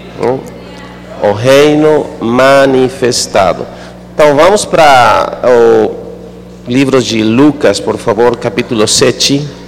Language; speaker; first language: Portuguese; non-native, fluent; Spanish